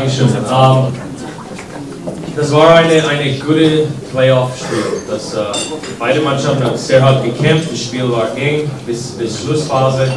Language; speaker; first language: German; non-native, fluent; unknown